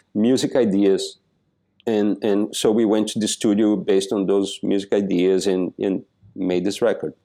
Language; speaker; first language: English; non-native, fluent; Portuguese